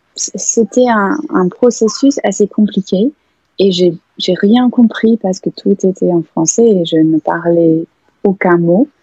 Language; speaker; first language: French; non-native, fluent; English